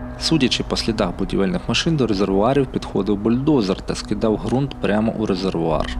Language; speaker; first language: Ukrainian; non-native, local second language; Russian